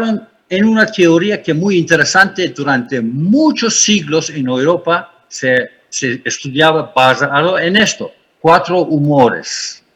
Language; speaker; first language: Spanish; non-native, fluent; Turkish